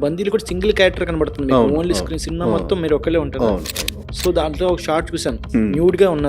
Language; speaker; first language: Telugu; native; Telugu